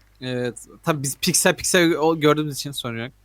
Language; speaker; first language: Turkish; native; Turkish